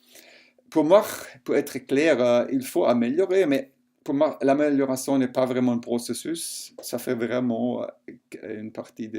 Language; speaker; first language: French; non-native, fluent; German